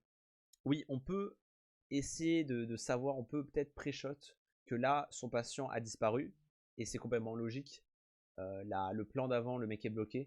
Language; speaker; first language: French; native; French